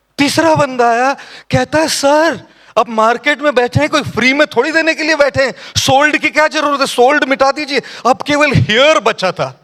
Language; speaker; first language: Hindi; non-native, local second language; Marathi